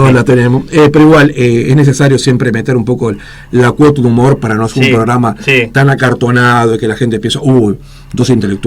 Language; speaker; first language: Spanish; native; Spanish